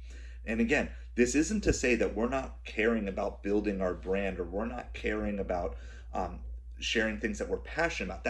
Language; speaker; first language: English; native; English